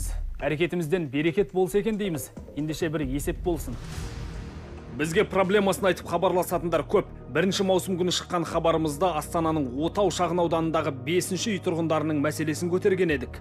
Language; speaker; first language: Kazakh; native; Kazakh